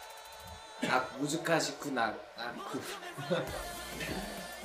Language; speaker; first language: Japanese; non-native, learner; Korean